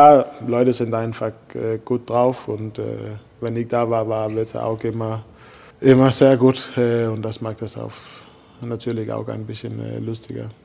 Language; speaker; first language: German; non-native, fluent; Danish